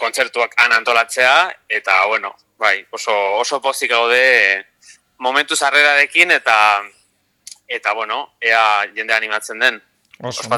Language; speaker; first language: Basque; non-native, local second language; Spanish